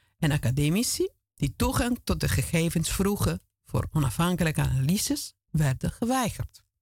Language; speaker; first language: Dutch; non-native, fluent; Italian